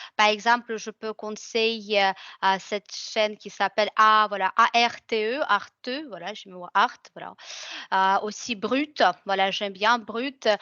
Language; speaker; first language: French; non-native, fluent; Russian